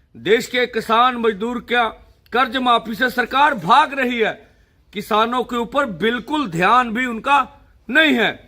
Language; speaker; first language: Hindi; non-native, local second language; Punjabi